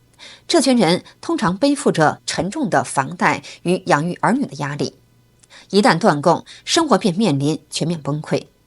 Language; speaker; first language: Chinese; native; Chinese